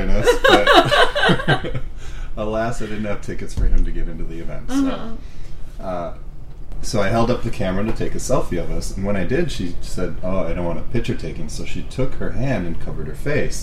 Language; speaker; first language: English; native; English